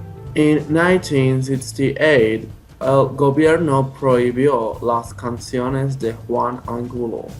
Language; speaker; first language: Spanish; non-native, learner; English